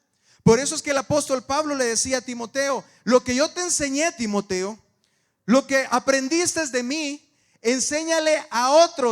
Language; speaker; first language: Spanish; native; Spanish